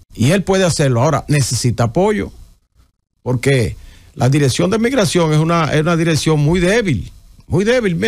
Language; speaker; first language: Spanish; native; Spanish